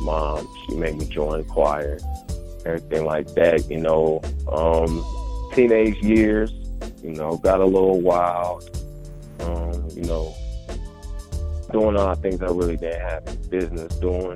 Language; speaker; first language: English; native; English